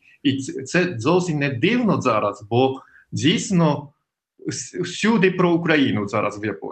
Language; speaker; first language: Ukrainian; non-native, fluent; Japanese